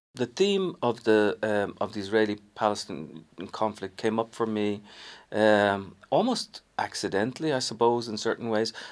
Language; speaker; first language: English; native; English